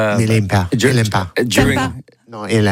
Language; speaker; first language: French; non-native, learner; English